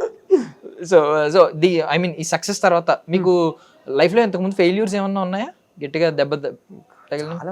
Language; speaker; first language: Telugu; native; Telugu